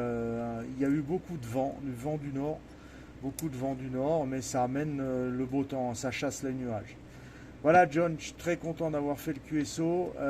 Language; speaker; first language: French; native; French